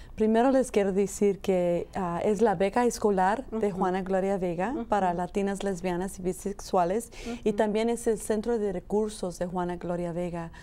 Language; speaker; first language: Spanish; early bilingual, heritage; Spanish